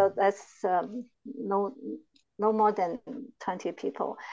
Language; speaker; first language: English; non-native, learner; Chinese